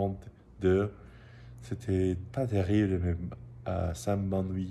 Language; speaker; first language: French; non-native, learner; English